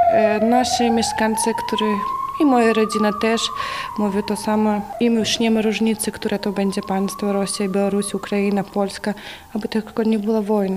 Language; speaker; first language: Polish; non-native, learner; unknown